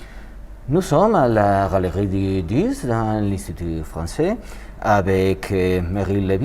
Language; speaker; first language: French; non-native, learner; Spanish